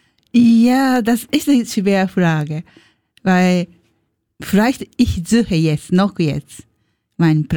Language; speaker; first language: German; non-native, learner; Japanese